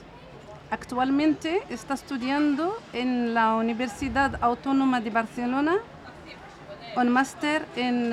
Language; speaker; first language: Spanish; non-native, fluent; Arabic